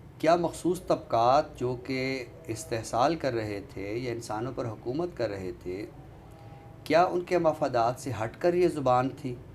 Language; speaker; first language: Urdu; native; Urdu